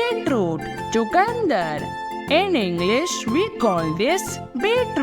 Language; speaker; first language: English; non-native, local second language; Hindi